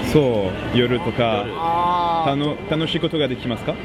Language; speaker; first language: Japanese; non-native, learner; French